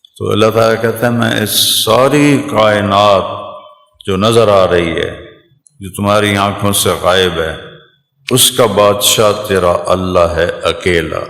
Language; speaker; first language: Urdu; non-native, local second language; Punjabi